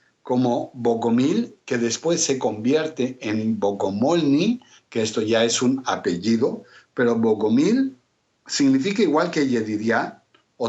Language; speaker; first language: Spanish; native; Spanish